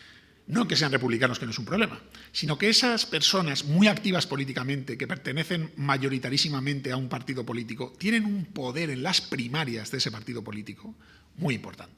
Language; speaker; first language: Spanish; native; Spanish